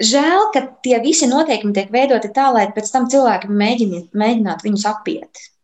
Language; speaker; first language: Latvian; native; Latvian